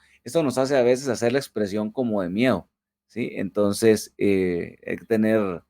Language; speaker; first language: Spanish; native; Spanish